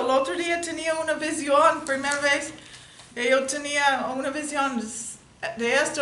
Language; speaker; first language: Spanish; non-native, learner; English